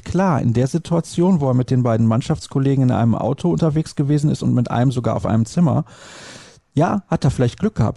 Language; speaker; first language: German; native; German